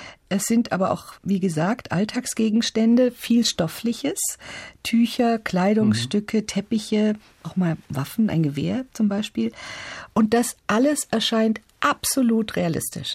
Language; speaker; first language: German; native; German